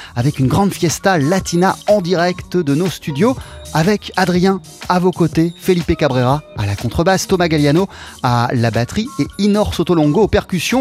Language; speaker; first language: French; native; French